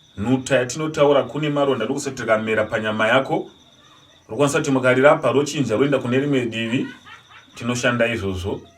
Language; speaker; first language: Shona; non-native, local second language; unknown